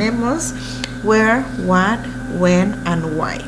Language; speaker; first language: English; non-native, fluent; Spanish